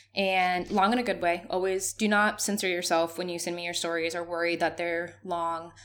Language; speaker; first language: English; non-native, fluent; Spanish